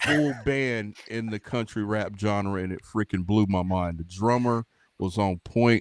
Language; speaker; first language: English; native; English